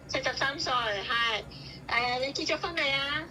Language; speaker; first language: Chinese; non-native, learner; Indonesian